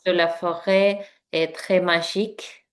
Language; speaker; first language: French; non-native, learner; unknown